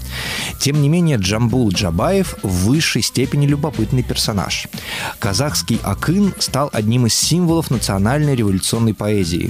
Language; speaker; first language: Russian; native; Russian